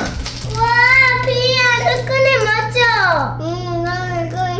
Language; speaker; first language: Korean; early bilingual, heritage; English